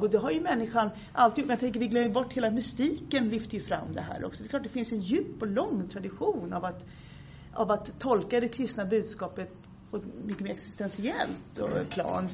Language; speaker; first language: Swedish; native; Swedish